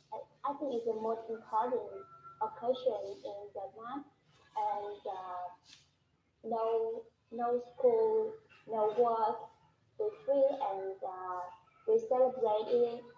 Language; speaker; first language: English; non-native, learner; Vietnamese